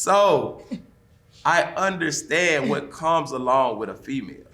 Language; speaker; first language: English; native; English